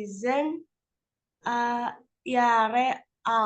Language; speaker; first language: German; non-native, learner; Indonesian